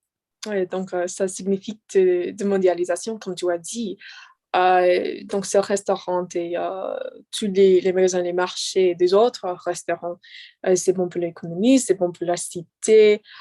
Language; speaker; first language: French; non-native, learner; English